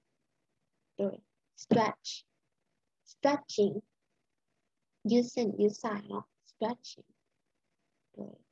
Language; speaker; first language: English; non-native, fluent; Lao